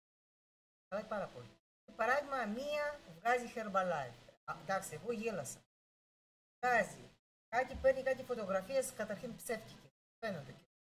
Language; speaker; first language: Greek; non-native, learner; Russian